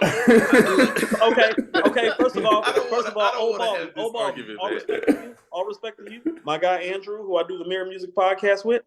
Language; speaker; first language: English; native; English